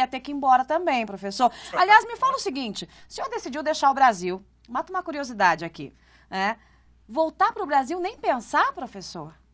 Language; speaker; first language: Portuguese; native; Portuguese